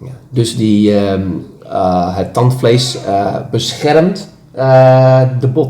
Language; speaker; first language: Dutch; non-native, fluent; Indonesian